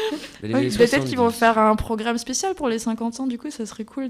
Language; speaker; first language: French; native; French